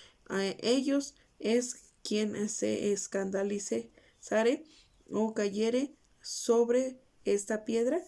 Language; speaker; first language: Spanish; native; Spanish